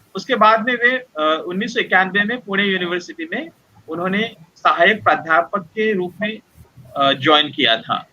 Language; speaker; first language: Hindi; non-native, local second language; Marathi